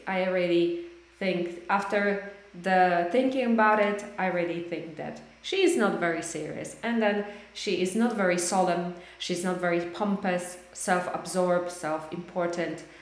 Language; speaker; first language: English; non-native, fluent; Polish